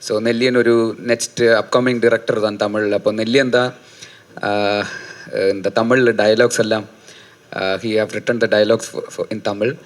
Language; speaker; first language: Tamil; non-native, learner; Malayalam